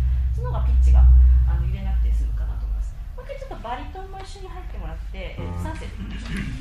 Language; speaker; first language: Japanese; native; Japanese